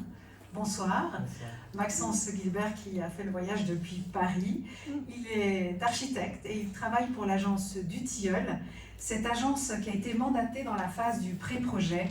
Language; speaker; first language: French; native; French